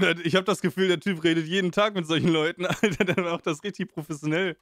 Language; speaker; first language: German; native; German